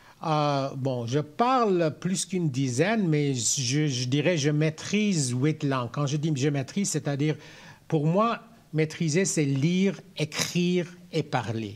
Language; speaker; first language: French; non-native, local second language; Armenian